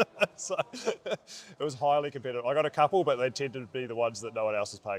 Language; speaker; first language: English; native; English